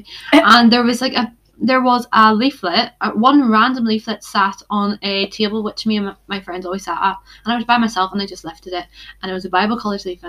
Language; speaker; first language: English; native; English